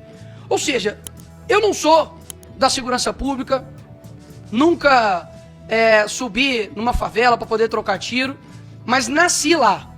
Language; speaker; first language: Portuguese; native; Portuguese